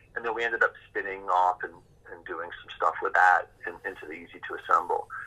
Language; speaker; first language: English; native; English